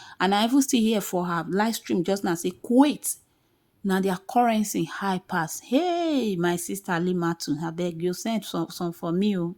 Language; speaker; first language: Nigerian Pidgin; native; Nigerian Pidgin